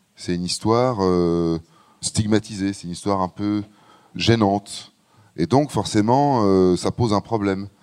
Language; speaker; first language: French; native; French